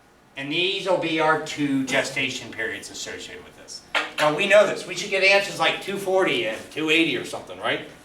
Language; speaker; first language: English; native; English